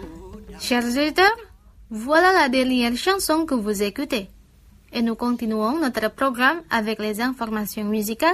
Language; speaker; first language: French; non-native, fluent; Indonesian